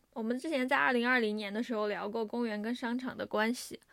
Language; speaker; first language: Chinese; native; Chinese